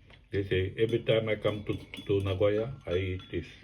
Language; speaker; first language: English; non-native, learner; Japanese